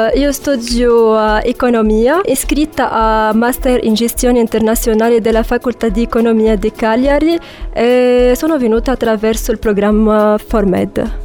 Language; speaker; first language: Italian; non-native, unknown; Arabic